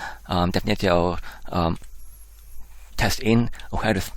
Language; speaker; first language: Welsh; non-native, fluent; English